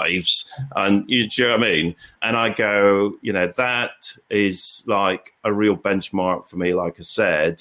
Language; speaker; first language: English; native; English